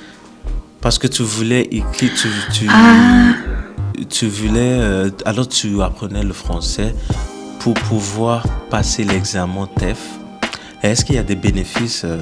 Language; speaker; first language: French; non-native, fluent; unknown